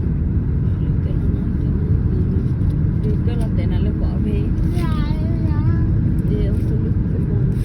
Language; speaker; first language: Norwegian; native; Norwegian